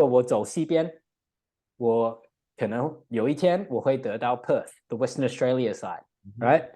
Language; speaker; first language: Chinese; non-native, learner; English